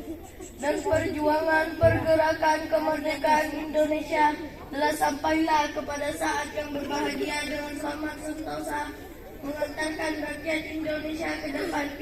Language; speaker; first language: Indonesian; native; Indonesian